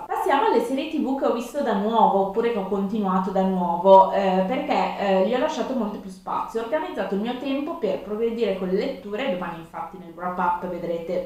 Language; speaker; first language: Italian; native; Italian